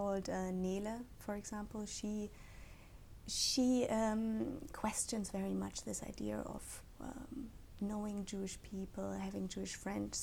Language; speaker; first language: English; non-native, fluent; German